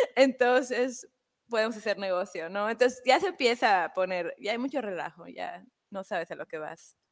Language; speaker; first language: Spanish; native; Spanish